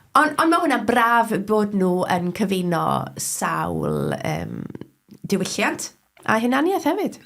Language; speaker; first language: Welsh; native; Welsh